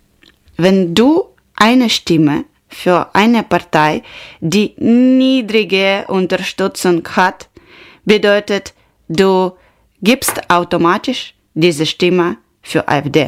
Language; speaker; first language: German; non-native, learner; Ukrainian